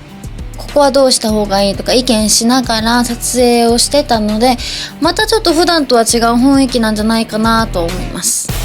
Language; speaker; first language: Japanese; native; Japanese